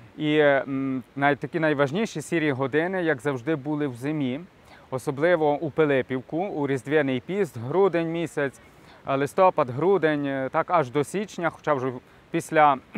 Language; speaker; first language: Ukrainian; native; Ukrainian